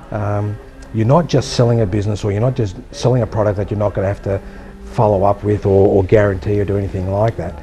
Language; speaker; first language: English; native; English